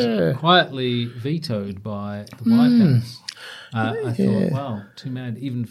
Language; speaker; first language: English; native; English